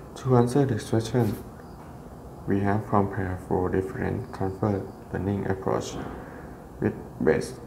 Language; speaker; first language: English; non-native, fluent; Thai